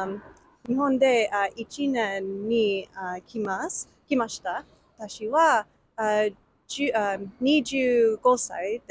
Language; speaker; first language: Japanese; non-native, learner; English